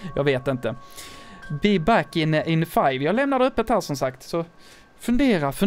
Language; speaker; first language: Swedish; native; Swedish